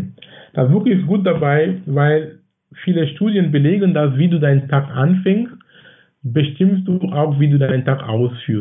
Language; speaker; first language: German; non-native, fluent; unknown